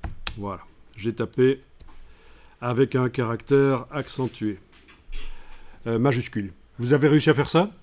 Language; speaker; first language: French; native; French